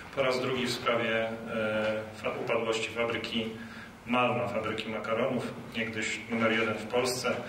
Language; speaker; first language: Polish; native; Polish